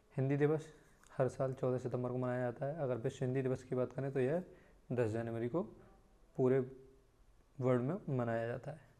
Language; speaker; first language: Hindi; native; Hindi